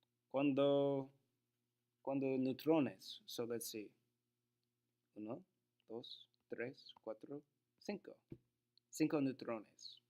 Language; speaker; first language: Spanish; non-native, learner; English